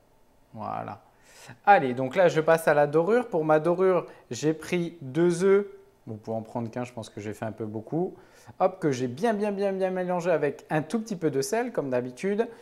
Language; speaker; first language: French; native; French